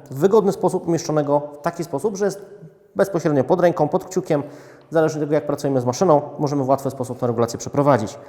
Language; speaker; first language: Polish; native; Polish